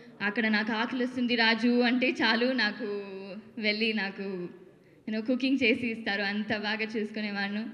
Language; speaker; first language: Telugu; non-native, learner; Tamil